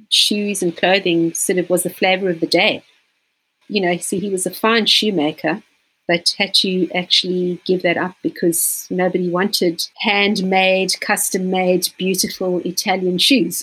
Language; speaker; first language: English; native; English